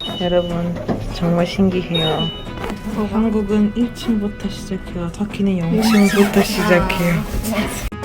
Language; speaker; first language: Korean; non-native, learner; Turkish